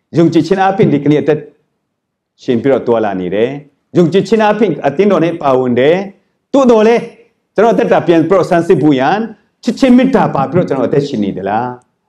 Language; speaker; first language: Burmese; non-native, local second language; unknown